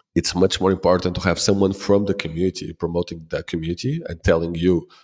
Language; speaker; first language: English; non-native, fluent; Portuguese